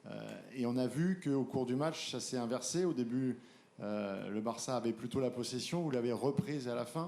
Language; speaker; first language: French; native; French